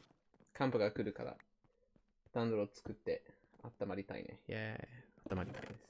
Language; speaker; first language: Japanese; non-native, fluent; English